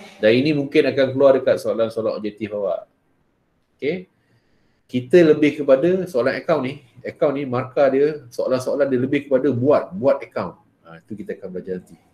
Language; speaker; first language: Malay; native; Malay